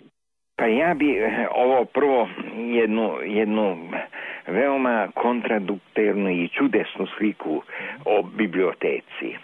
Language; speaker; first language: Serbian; non-native, local second language; Hungarian